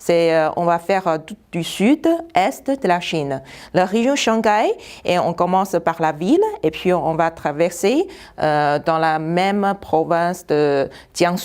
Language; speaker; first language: French; non-native, fluent; Chinese